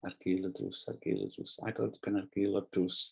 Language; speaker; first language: Welsh; native; Welsh